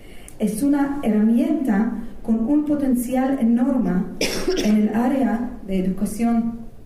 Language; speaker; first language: Spanish; non-native, fluent; Hebrew